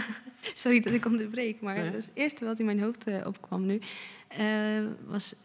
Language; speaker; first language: Dutch; non-native, fluent; Polish